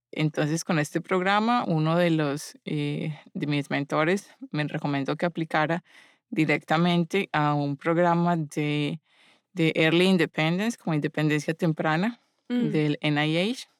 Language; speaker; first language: Spanish; native; Spanish